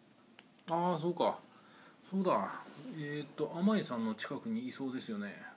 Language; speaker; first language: Japanese; native; Japanese